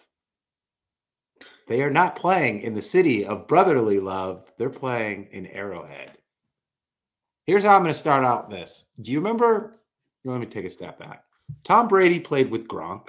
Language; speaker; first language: English; native; English